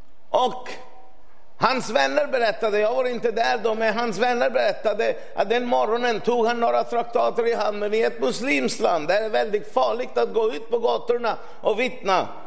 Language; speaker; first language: Swedish; non-native, fluent; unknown